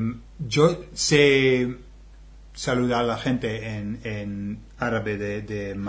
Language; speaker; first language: Spanish; non-native, fluent; English